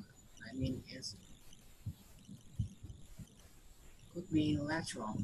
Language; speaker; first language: English; non-native, learner; Vietnamese